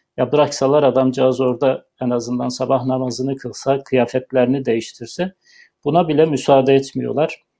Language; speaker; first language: Turkish; native; Turkish